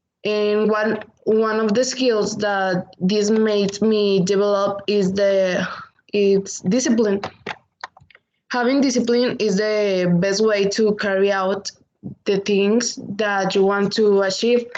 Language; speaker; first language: English; non-native, learner; Spanish